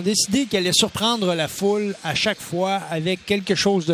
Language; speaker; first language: French; native; French